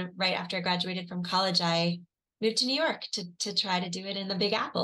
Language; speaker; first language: English; native; English